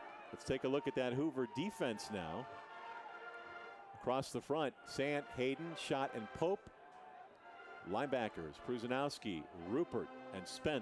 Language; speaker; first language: English; native; English